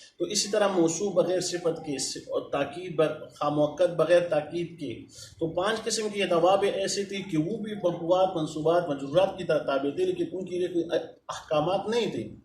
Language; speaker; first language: Urdu; non-native, local second language; Pashto